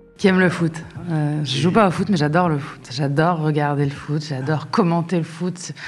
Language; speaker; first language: French; non-native, local second language; Arabic